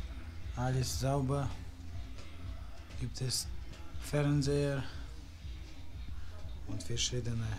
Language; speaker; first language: German; non-native, learner; Russian